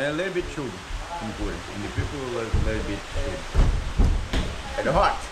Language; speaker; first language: English; non-native, learner; Portuguese